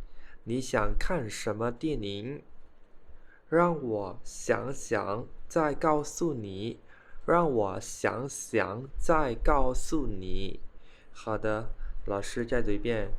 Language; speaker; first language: Chinese; non-native, fluent; Khmer